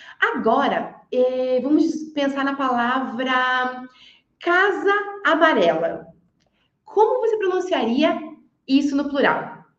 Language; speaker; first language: Portuguese; native; Portuguese